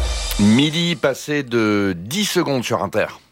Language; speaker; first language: French; native; French